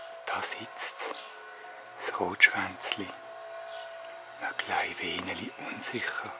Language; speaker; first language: German; native; German